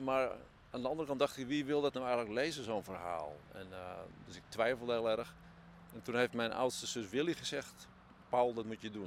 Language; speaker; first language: Dutch; native; Dutch